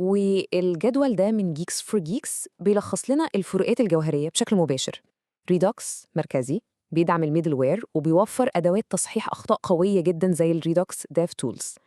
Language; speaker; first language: Arabic; native; Arabic